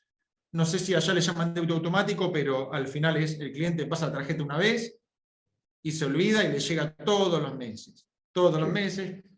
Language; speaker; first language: Spanish; native; Spanish